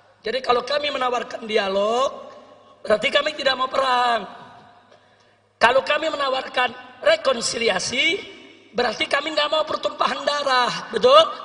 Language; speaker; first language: Indonesian; native; Indonesian